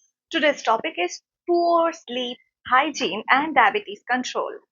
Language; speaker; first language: English; non-native, local second language; Bangla